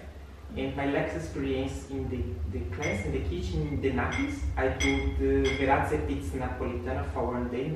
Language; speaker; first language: English; non-native, learner; Portuguese